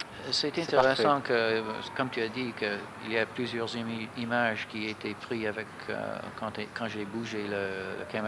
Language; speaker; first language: French; non-native, fluent; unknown